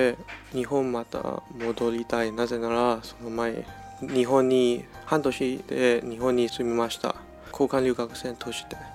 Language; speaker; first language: Japanese; non-native, learner; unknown